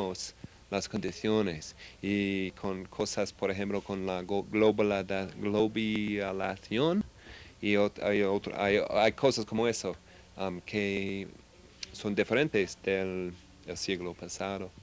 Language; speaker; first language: Spanish; non-native, fluent; English